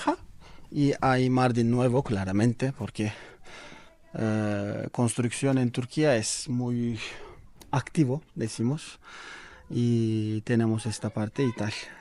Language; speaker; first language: Spanish; non-native, learner; Turkish